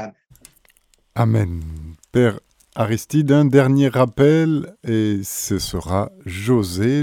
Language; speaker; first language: French; native; French